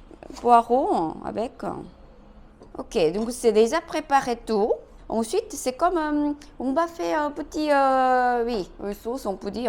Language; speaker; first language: French; non-native, fluent; Korean